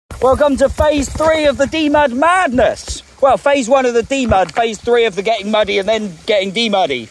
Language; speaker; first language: English; native; English